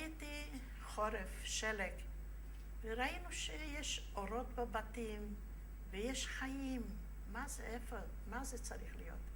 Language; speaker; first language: Hebrew; non-native, fluent; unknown